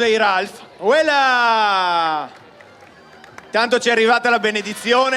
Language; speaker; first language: Italian; native; Italian